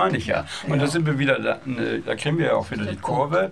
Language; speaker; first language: German; native; German